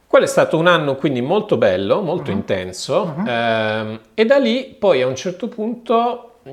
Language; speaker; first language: Italian; native; Italian